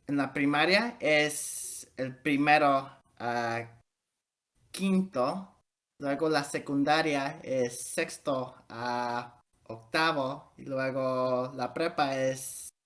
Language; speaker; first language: Spanish; early bilingual, heritage; Spanish